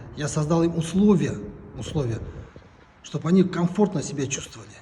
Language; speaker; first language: Russian; non-native, local second language; Kazakh